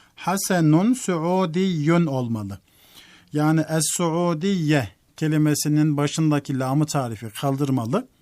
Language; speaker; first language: Turkish; native; Turkish